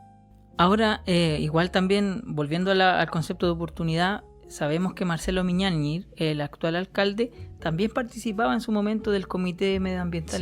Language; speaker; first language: Spanish; native; Spanish